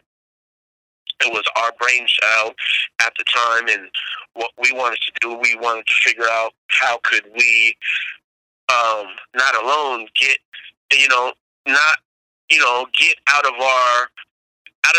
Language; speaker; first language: English; native; English